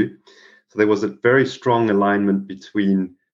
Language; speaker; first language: English; native; English